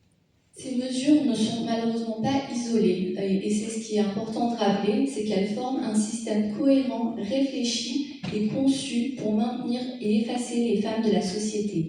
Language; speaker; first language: French; native; French